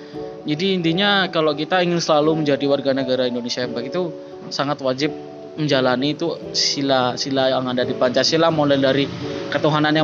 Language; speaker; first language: Indonesian; native; Indonesian